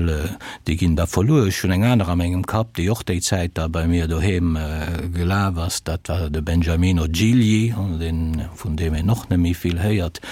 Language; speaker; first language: Luxembourgish; early bilingual, other home language; Italian